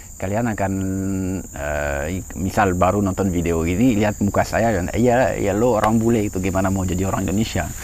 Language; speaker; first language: Indonesian; non-native, fluent; French